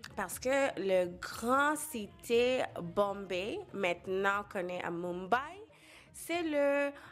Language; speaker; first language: French; non-native, local second language; Bangla